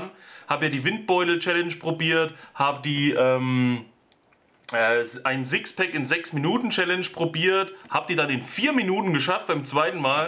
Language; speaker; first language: German; native; German